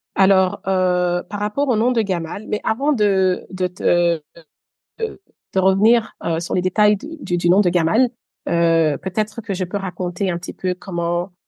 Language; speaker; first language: French; native; French